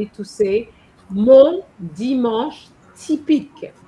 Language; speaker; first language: French; non-native, fluent; English